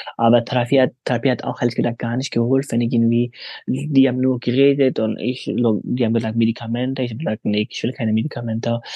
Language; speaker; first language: German; non-native, fluent; Pashto